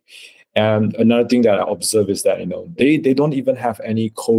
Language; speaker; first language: English; non-native, local second language; Chinese